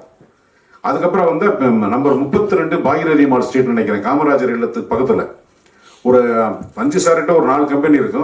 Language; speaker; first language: Tamil; native; Tamil